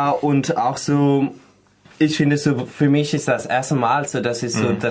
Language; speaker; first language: German; non-native, fluent; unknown